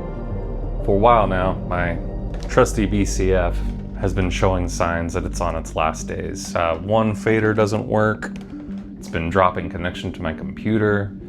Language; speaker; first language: English; native; English